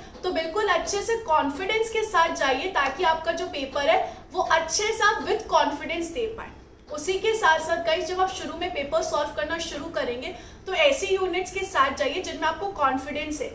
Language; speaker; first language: Hindi; native; Hindi